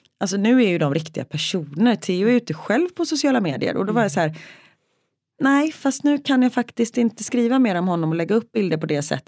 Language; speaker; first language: Swedish; native; Swedish